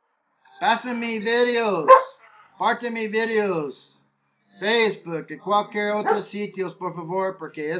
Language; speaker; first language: Spanish; non-native, learner; English